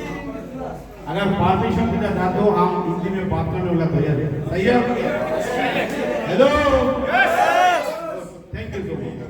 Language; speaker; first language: Hindi; non-native, local second language; Bangla